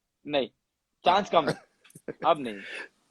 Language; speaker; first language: Hindi; native; Hindi